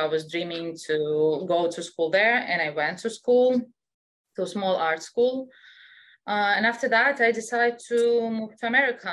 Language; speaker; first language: English; non-native, fluent; Russian